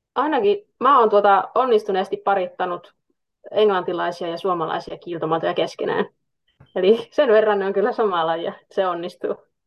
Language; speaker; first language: Finnish; native; Finnish